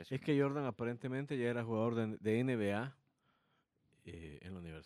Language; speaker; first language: Spanish; native; Spanish